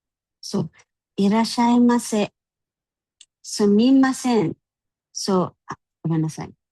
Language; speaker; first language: Japanese; non-native, fluent; Filipino